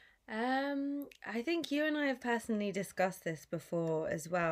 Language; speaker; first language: English; native; English